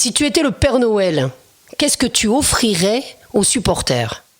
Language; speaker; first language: French; native; French